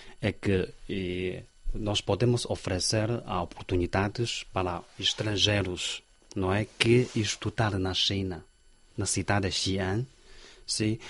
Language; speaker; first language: Portuguese; non-native, learner; Chinese